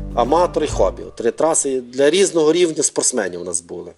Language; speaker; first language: Ukrainian; native; Ukrainian